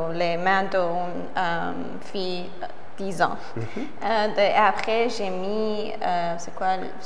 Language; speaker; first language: French; non-native, learner; Persian